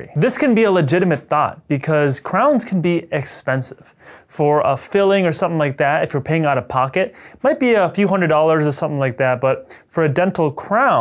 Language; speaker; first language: English; native; English